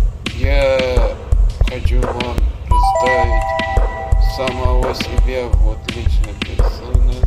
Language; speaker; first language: Russian; native; Russian